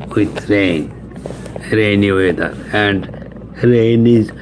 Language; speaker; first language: English; non-native, local second language; Bangla